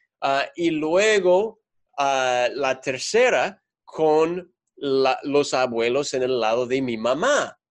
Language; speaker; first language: Spanish; non-native, fluent; English